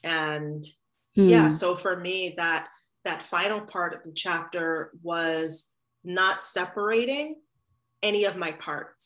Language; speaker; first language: English; native; English